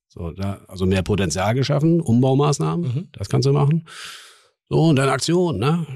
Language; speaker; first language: German; native; German